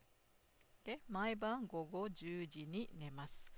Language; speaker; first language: Japanese; non-native, fluent; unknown